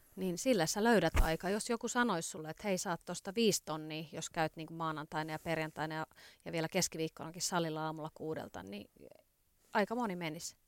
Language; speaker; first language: Finnish; native; Finnish